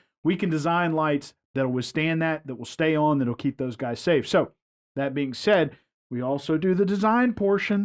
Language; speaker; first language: English; native; English